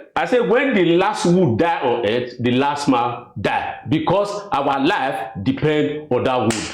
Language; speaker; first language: Nigerian Pidgin; non-native, local second language; Bini